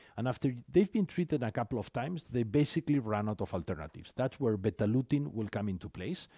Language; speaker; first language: English; non-native, fluent; Spanish